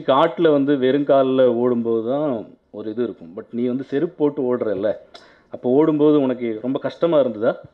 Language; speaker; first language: Tamil; native; Tamil